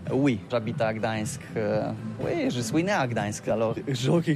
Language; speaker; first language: French; non-native, learner; Polish